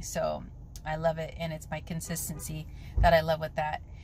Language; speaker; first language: English; native; English